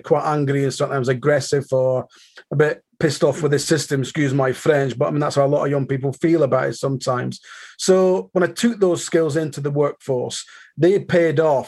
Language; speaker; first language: English; native; English